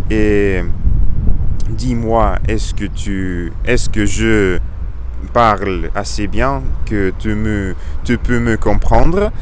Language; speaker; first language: French; non-native, learner; Russian